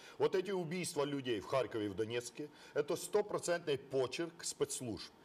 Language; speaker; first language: Russian; non-native, local second language; Ukrainian